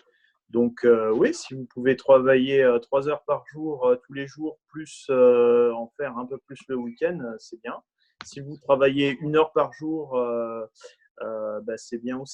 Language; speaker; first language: French; native; French